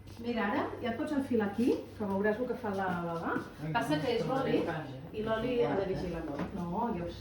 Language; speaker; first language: Catalan; native; Catalan